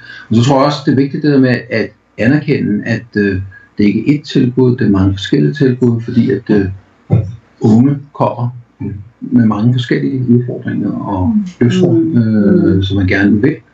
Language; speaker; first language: Danish; native; Danish